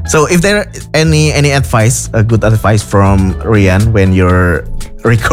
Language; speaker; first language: English; non-native, fluent; Indonesian